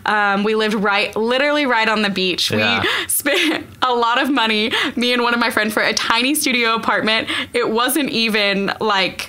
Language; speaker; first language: English; native; English